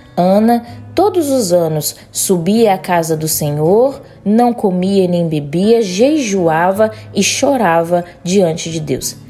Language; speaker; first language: Portuguese; native; Portuguese